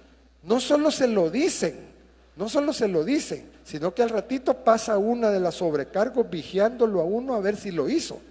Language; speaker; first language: Spanish; native; Spanish